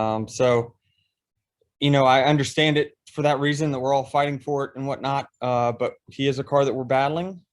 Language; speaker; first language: English; native; English